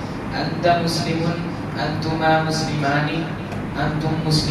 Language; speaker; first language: Arabic; non-native, learner; Urdu